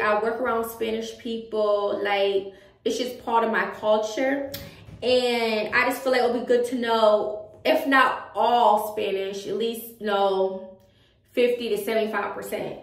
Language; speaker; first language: English; native; English